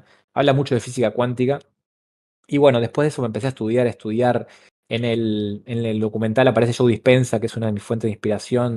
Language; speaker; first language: Spanish; native; Spanish